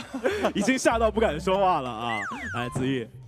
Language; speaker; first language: Chinese; native; Chinese